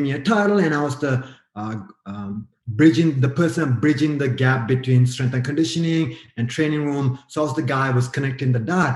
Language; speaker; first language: English; non-native, fluent; Sinhala